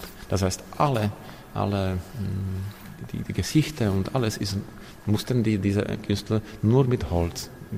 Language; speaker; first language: German; non-native, learner; Czech